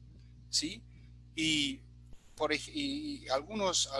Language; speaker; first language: Spanish; non-native, fluent; German